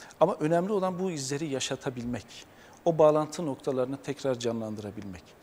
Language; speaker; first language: Turkish; native; Turkish